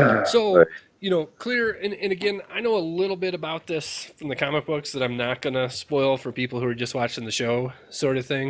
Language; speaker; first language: English; native; English